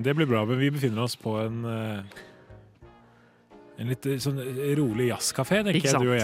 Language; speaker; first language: Norwegian; native; Norwegian